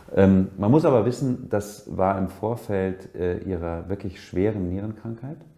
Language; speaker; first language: German; native; German